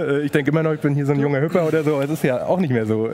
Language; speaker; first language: German; native; German